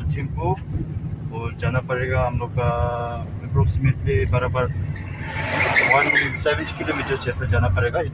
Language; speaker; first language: Hindi; non-native, fluent; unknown